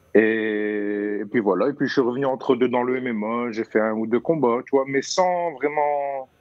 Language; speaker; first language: French; native; French